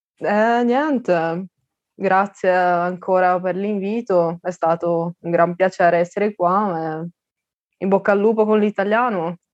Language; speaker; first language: Italian; non-native, fluent; Russian